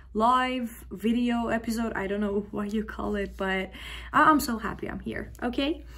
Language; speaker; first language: English; non-native, fluent; Persian